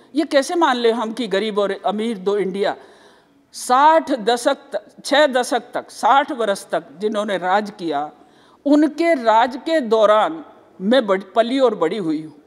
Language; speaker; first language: Hindi; native; Hindi